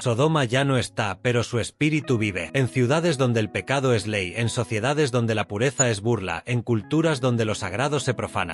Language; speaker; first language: Spanish; native; Spanish